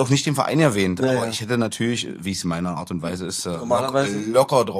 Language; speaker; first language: German; native; German